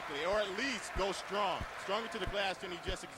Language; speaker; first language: English; native; English